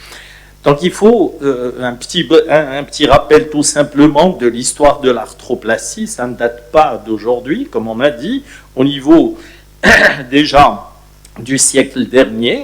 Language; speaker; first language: French; non-native, local second language; Arabic